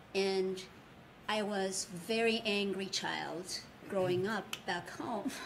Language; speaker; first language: English; early bilingual, other home language; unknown